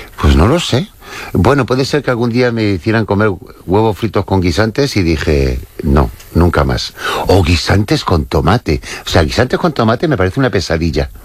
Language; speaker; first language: Spanish; native; Spanish